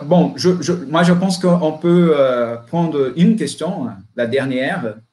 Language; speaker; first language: French; non-native, fluent; Portuguese